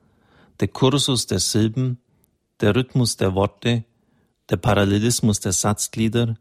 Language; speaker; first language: German; native; German